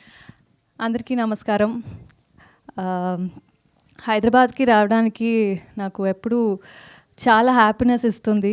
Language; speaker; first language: Telugu; non-native, fluent; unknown